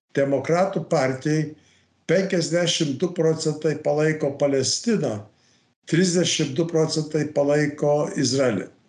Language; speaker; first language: Lithuanian; early bilingual, heritage; Lithuanian